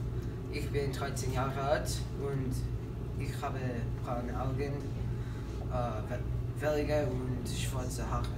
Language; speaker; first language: German; non-native, learner; English